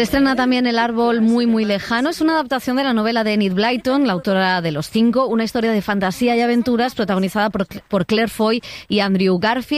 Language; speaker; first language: Spanish; native; Spanish